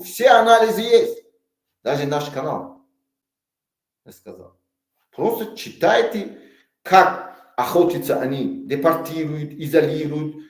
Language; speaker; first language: Russian; non-native, local second language; Tajik